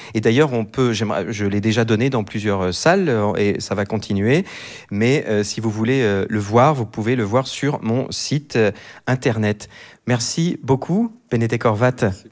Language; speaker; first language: French; native; French